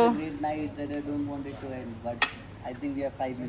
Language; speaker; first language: English; non-native, local second language; Hindi